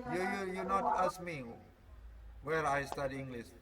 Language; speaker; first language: English; non-native, learner; Sasak